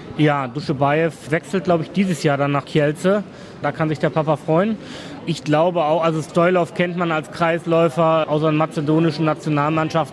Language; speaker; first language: German; native; German